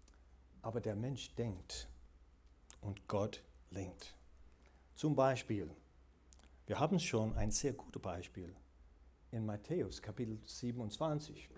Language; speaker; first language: German; non-native, fluent; English